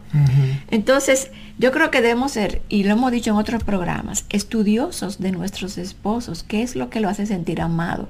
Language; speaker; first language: Spanish; native; Spanish